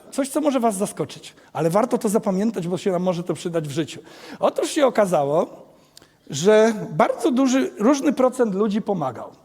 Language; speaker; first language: Polish; native; Polish